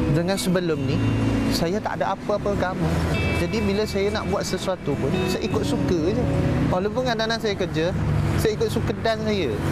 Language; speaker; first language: Malay; non-native, local second language; Chinese